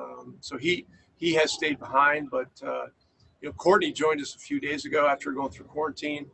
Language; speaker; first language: English; native; English